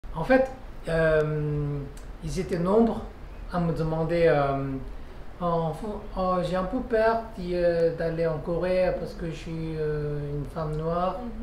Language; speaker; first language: French; non-native, fluent; Korean